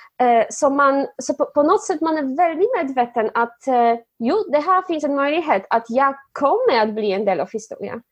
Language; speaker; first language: Swedish; non-native, fluent; Polish